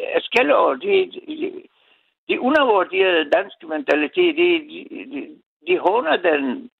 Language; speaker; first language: Danish; non-native, learner; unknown